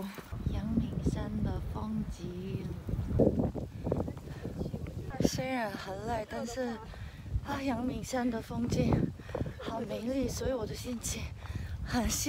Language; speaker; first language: Chinese; non-native, learner; Korean